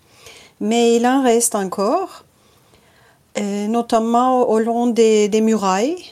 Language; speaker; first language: French; non-native, fluent; Turkish